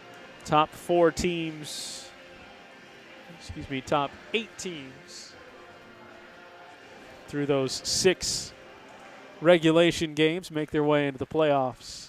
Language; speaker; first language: English; native; English